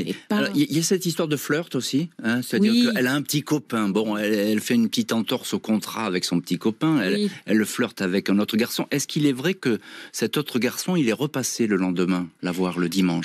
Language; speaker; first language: French; native; French